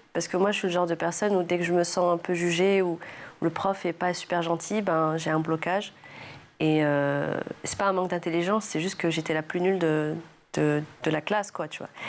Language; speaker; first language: French; early bilingual, other home language; Arabic